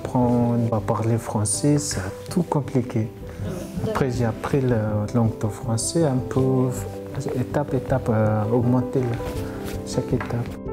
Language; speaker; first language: French; non-native, learner; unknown